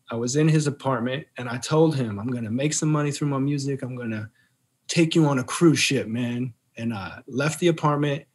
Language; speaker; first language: English; native; English